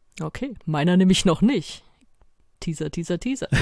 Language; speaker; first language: German; native; German